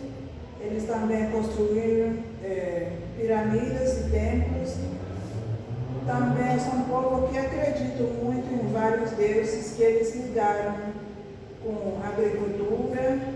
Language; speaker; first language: Portuguese; non-native, learner; Spanish